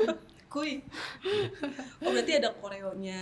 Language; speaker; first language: Indonesian; native; Indonesian